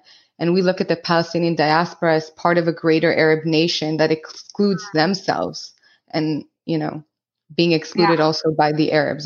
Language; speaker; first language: English; early bilingual, other home language; Hebrew